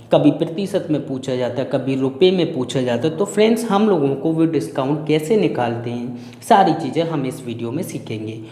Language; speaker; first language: Hindi; native; Hindi